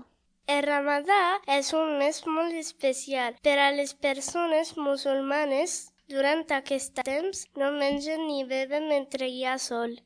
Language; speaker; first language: Catalan; early bilingual, other home language; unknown